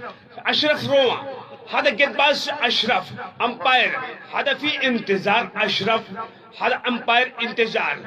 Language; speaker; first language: Arabic; non-native, learner; Hindi